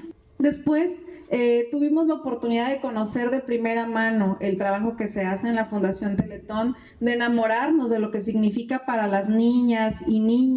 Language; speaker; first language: Spanish; native; Spanish